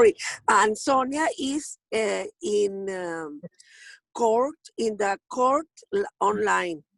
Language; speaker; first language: English; non-native, learner; Spanish